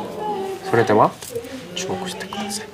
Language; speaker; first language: Japanese; non-native, learner; Korean